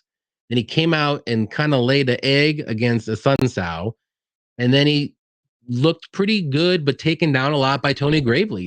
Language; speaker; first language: English; native; English